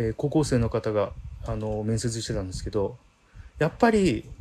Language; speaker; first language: Japanese; native; Japanese